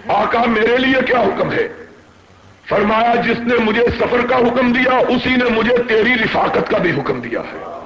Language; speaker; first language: Urdu; non-native, local second language; Punjabi